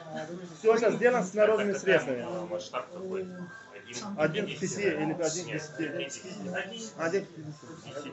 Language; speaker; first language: Russian; non-native, fluent; Italian